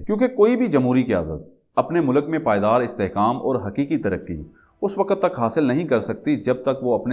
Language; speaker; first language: Urdu; native; Urdu